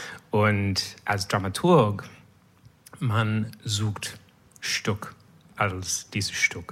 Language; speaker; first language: German; non-native, learner; French